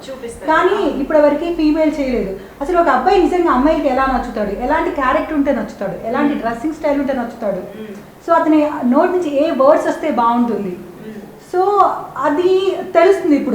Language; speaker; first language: Telugu; native; Telugu